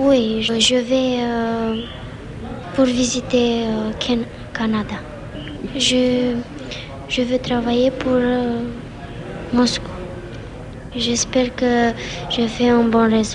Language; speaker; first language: French; non-native, learner; Romanian